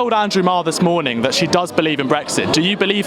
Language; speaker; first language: English; native; English